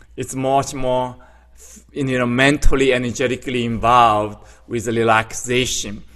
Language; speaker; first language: English; non-native, fluent; Chinese